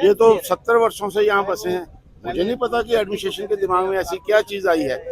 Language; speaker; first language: Hindi; non-native, local second language; Dogri